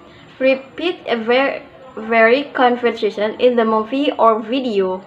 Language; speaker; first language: English; non-native, learner; Indonesian